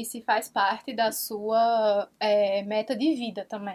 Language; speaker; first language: Portuguese; native; Portuguese